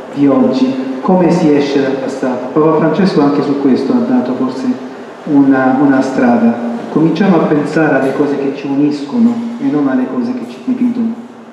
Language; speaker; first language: Italian; non-native, fluent; Armenian